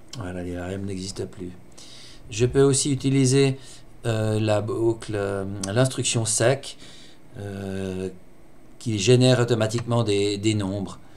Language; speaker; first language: French; native; French